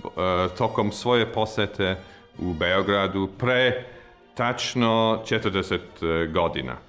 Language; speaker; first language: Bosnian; non-native, fluent; English